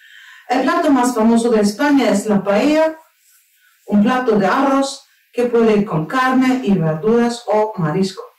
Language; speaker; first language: Spanish; non-native, fluent; Turkish